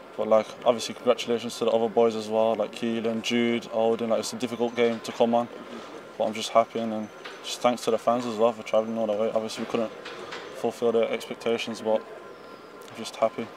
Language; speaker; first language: English; native; English